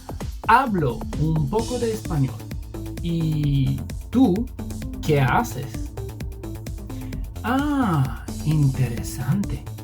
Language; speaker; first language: Spanish; non-native, fluent; English